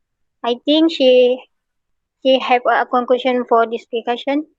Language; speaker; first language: English; non-native, local second language; Malay